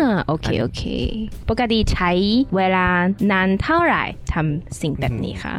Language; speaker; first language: Thai; non-native, learner; Chinese